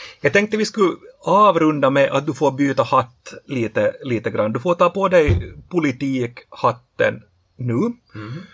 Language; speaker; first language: Swedish; native; Swedish